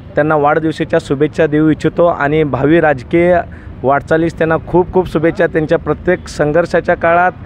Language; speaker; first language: Marathi; native; Marathi